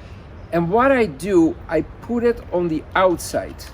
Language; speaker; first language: English; non-native, fluent; Dutch